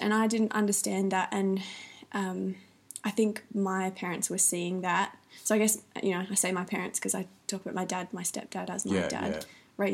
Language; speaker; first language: English; native; English